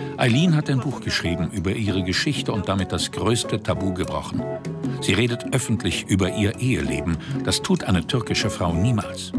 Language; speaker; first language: German; native; German